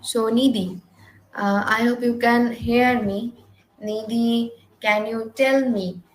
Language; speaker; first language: English; non-native, fluent; Bangla